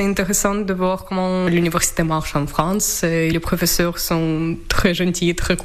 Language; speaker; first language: French; non-native, learner; Ukrainian